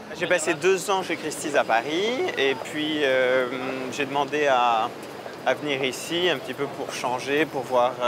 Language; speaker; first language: French; native; French